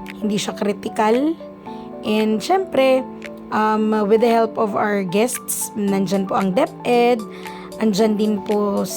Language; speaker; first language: Filipino; non-native, local second language; Bikol